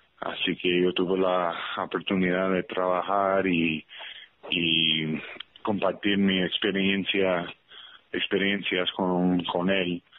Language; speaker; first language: Spanish; early bilingual, heritage; English